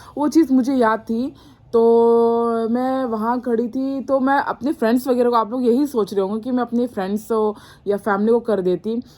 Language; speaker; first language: Hindi; non-native, local second language; Mizo